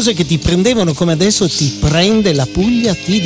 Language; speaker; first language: Italian; native; Italian